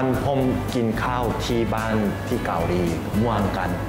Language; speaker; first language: Thai; non-native, learner; Korean